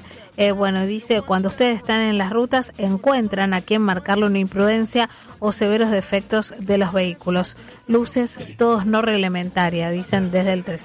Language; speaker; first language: Spanish; native; Spanish